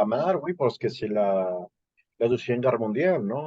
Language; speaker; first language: French; non-native, learner; Spanish